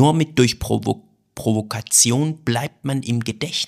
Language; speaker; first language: German; non-native, fluent; Persian